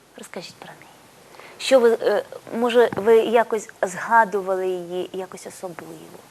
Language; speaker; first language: Ukrainian; native; Ukrainian